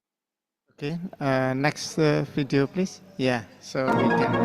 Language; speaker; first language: English; non-native, fluent; Indonesian